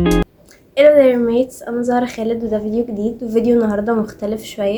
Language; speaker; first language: Arabic; native; Arabic